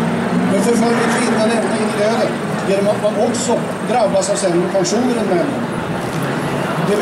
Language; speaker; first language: Swedish; native; Swedish